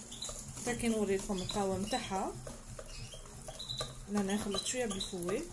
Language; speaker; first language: Arabic; native; Arabic